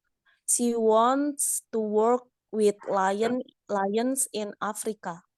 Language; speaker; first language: English; non-native, learner; Indonesian